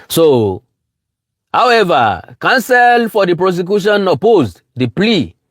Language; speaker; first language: English; non-native, local second language; Yoruba